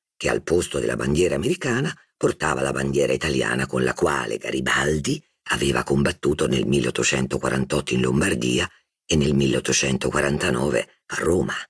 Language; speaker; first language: Italian; native; Italian